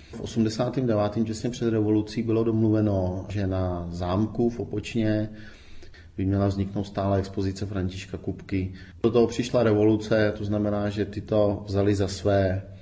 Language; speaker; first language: Czech; native; Czech